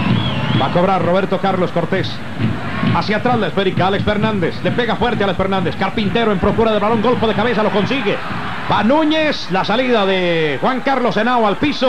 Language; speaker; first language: Spanish; native; Spanish